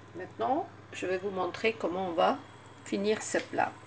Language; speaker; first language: French; non-native, fluent; Hindi